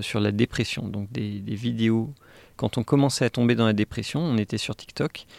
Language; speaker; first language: French; native; French